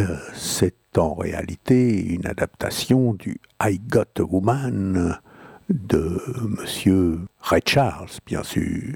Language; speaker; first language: French; native; French